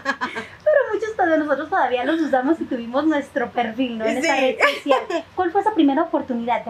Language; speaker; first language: Spanish; native; Spanish